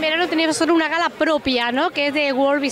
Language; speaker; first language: Spanish; native; Spanish